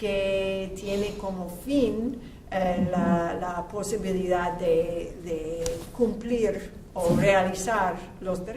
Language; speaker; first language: Spanish; non-native, fluent; English